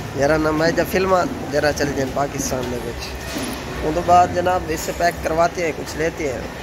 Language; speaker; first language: Urdu; non-native, local second language; Saraiki